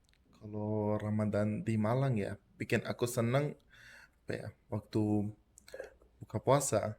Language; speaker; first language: Indonesian; non-native, fluent; Punjabi